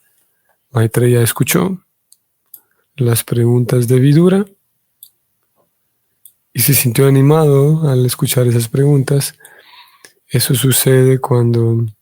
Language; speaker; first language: Spanish; native; Spanish